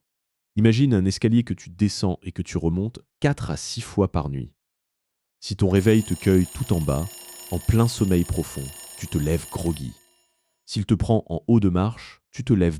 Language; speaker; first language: French; native; French